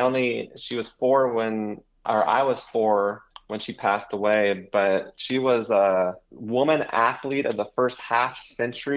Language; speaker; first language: English; native; English